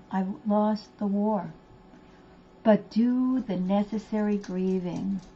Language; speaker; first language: English; native; English